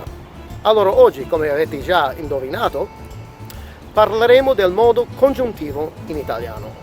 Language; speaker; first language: Italian; non-native, fluent; English